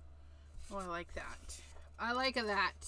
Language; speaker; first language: English; native; English